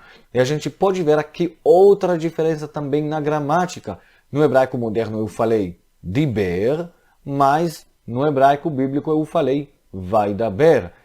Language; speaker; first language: Portuguese; non-native, fluent; Hebrew